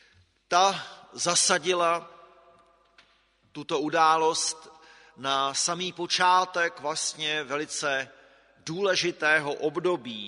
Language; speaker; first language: Czech; native; Czech